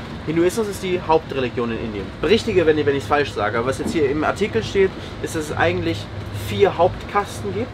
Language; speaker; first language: German; native; German